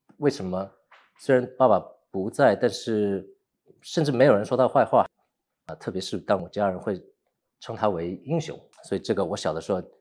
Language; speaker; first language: Chinese; early bilingual, heritage; Chinese